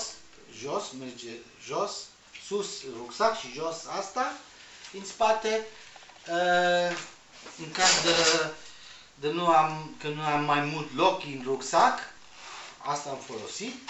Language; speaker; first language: Romanian; non-native, learner; Spanish